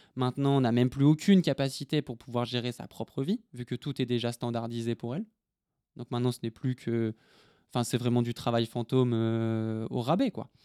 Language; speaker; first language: French; native; French